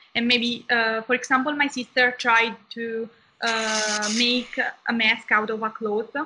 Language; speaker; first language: English; non-native, fluent; Italian